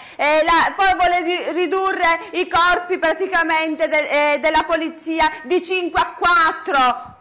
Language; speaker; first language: Italian; native; Italian